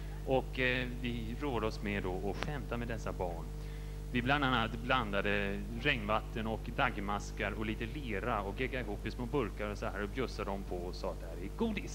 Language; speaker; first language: Swedish; native; Swedish